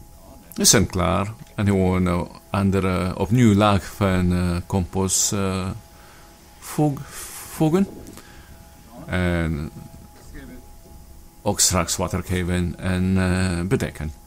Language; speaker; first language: Dutch; non-native, learner; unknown